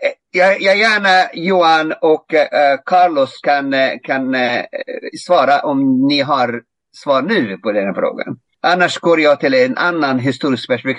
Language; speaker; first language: Swedish; non-native, fluent; Arabic